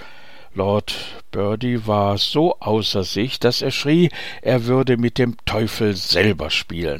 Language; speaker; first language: German; native; German